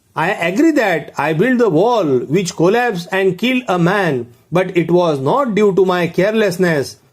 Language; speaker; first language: English; non-native, local second language; Marathi